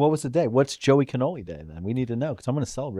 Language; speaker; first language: English; native; English